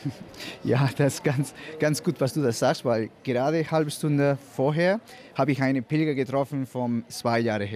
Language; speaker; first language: German; non-native, fluent; Spanish